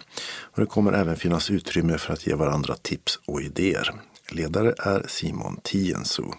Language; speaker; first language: Swedish; native; Swedish